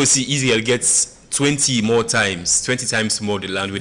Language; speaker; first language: English; non-native, local second language; Krio